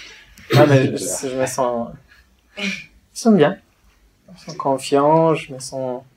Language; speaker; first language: French; non-native, fluent; Spanish